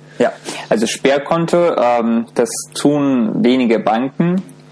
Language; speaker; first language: German; non-native, fluent; Azerbaijani